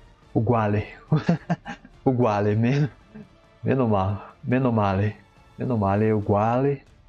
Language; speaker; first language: Italian; non-native, learner; Portuguese